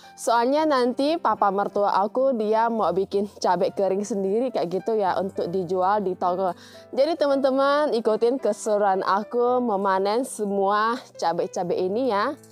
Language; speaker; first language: Indonesian; native; Indonesian